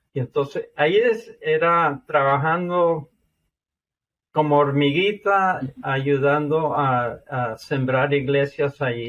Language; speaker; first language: Spanish; non-native, fluent; English